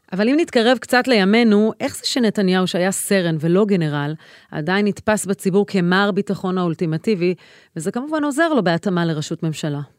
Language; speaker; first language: Hebrew; native; Hebrew